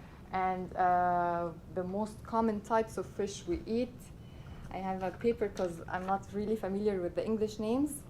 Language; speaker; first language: English; non-native, local second language; Arabic